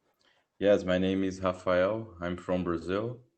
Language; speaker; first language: English; non-native, learner; Portuguese